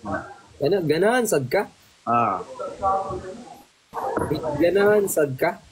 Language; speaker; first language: Cebuano; non-native, learner; Filipino